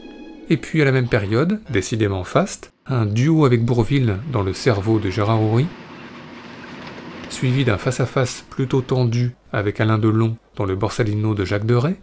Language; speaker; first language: French; native; French